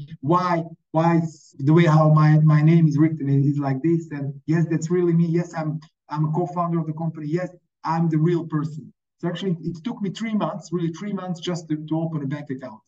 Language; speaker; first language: English; non-native, fluent; Serbian